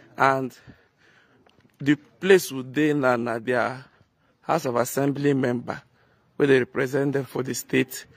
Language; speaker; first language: Nigerian Pidgin; non-native, local second language; Igbo